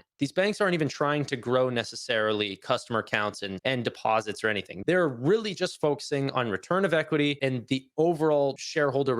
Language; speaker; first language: English; native; English